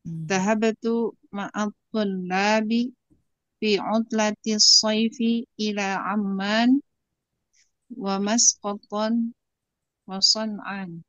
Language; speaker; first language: Arabic; non-native, learner; Indonesian